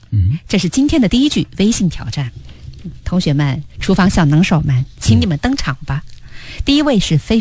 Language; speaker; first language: Chinese; native; Chinese